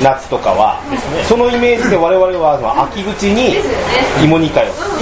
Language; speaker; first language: Japanese; native; Japanese